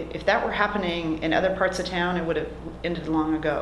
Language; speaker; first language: English; native; English